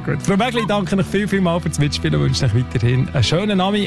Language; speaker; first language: German; native; German